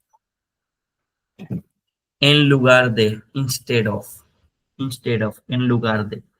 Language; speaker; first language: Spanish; non-native, fluent; Hindi